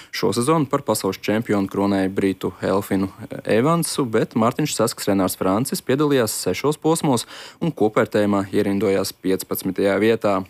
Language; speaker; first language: Latvian; native; Latvian